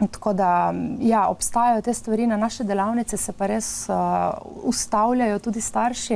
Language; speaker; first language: Slovenian; native; Slovenian